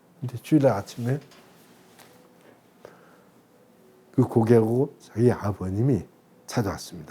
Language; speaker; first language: Korean; native; Korean